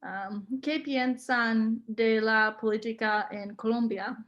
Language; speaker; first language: Spanish; non-native, learner; English